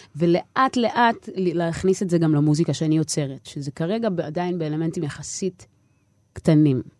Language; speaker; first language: Hebrew; native; Hebrew